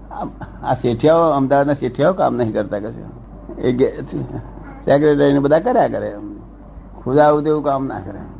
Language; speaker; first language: Gujarati; native; Gujarati